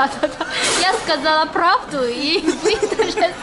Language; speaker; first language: Russian; non-native, fluent; Chinese